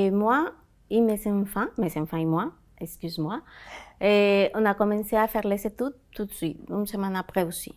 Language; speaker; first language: French; non-native, learner; Spanish